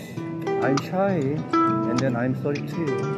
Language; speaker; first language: English; non-native, learner; Korean